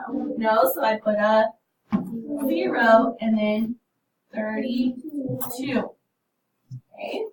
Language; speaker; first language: English; native; English